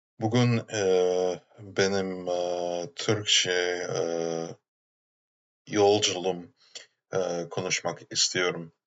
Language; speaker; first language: Turkish; non-native, learner; English